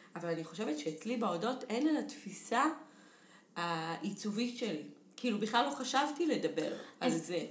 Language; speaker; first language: Hebrew; native; Hebrew